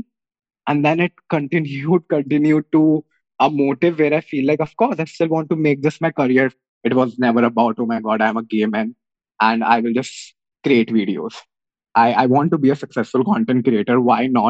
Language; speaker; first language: English; non-native, local second language; Hindi